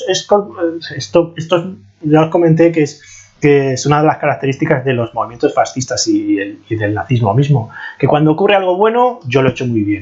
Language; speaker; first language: Spanish; native; Spanish